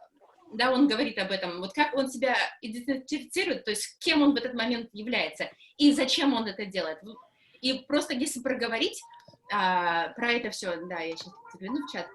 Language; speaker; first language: Russian; native; Russian